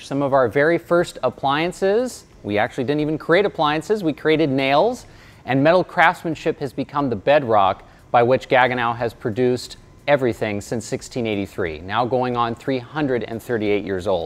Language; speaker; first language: English; native; English